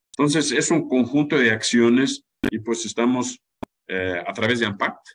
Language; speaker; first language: Spanish; non-native, fluent; German